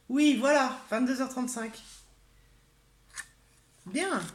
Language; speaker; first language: French; native; French